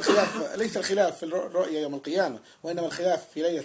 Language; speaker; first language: Arabic; native; Arabic